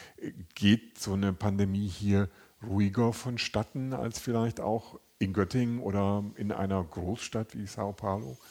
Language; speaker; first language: German; native; German